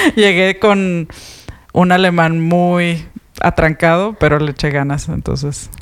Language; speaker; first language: Spanish; early bilingual, heritage; Spanish